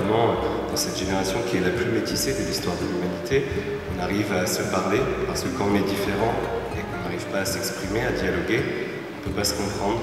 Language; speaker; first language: French; early bilingual, other home language; Portuguese